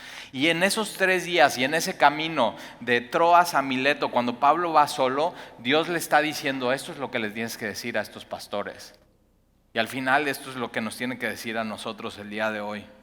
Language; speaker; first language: Spanish; native; Spanish